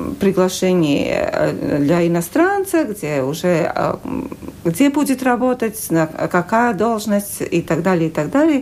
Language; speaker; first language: Russian; non-native, local second language; Latvian